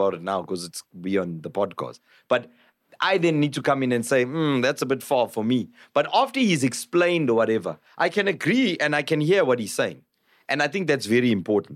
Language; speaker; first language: English; non-native, local second language; Zulu